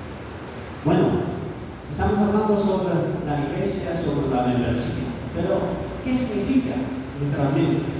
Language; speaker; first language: Spanish; non-native, fluent; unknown